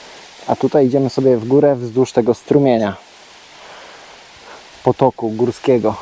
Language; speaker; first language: Polish; native; Polish